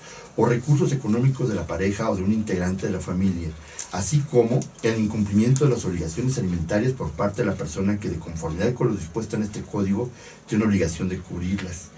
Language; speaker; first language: Spanish; native; Spanish